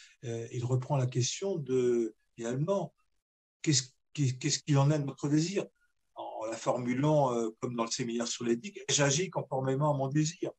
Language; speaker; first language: French; native; French